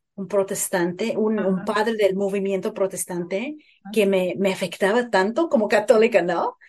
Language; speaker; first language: Spanish; early bilingual, heritage; Spanish